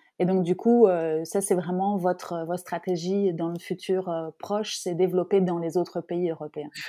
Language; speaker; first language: French; native; French